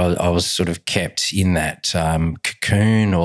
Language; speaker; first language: English; native; English